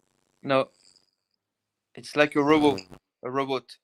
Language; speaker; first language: English; non-native, learner; French